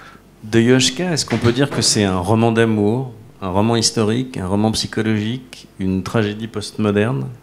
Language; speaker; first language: French; native; French